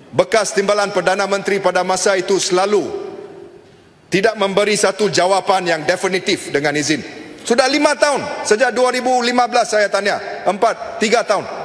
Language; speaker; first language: Malay; non-native, local second language; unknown